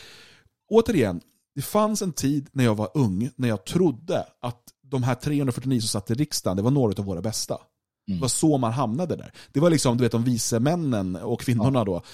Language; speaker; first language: Swedish; native; Swedish